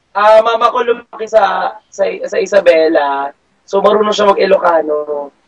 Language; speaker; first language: Filipino; native; Filipino